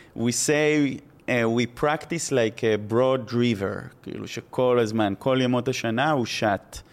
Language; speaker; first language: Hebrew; native; Hebrew